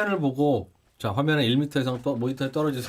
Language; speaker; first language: Korean; native; Korean